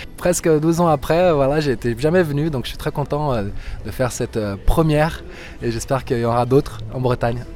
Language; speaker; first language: French; non-native, fluent; Portuguese